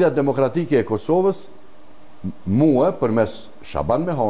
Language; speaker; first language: Albanian; native; Albanian